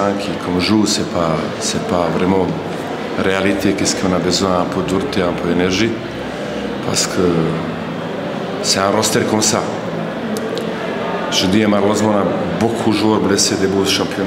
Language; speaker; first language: French; non-native, learner; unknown